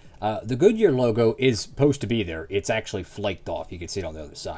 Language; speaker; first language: English; native; English